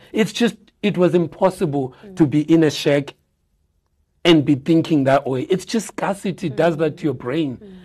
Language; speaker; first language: English; non-native, local second language; Xhosa